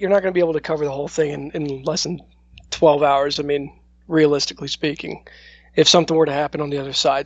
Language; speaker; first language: English; native; English